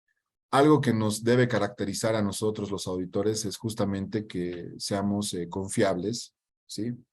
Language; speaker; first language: Spanish; native; Spanish